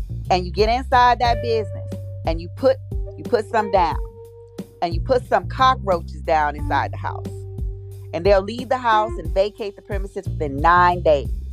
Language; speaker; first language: English; native; English